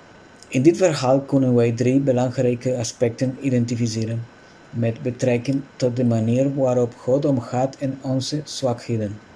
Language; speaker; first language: Dutch; non-native, fluent; Spanish